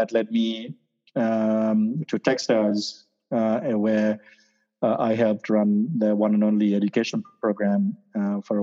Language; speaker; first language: English; non-native, local second language; Sinhala